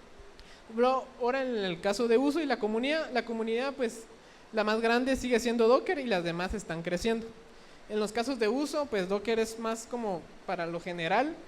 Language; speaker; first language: Spanish; native; Spanish